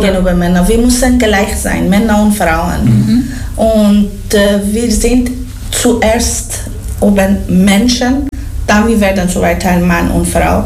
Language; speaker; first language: German; non-native, learner; Persian